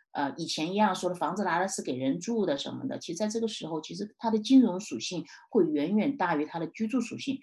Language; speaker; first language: Chinese; native; Chinese